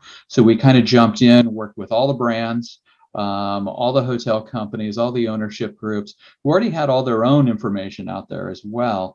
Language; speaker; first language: English; native; English